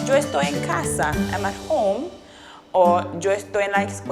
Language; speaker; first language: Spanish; non-native, fluent; English